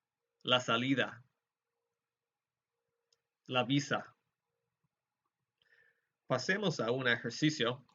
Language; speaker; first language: Spanish; non-native, fluent; English